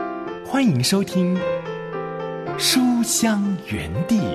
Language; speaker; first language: Chinese; native; Chinese